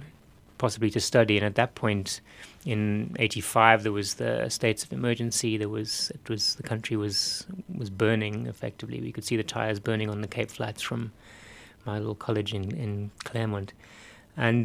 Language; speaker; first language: English; native; English